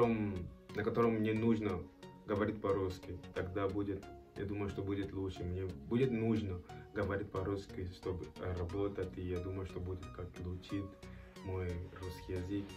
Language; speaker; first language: Russian; non-native, learner; Portuguese